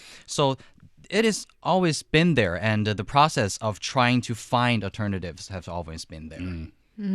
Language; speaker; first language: English; non-native, fluent; Chinese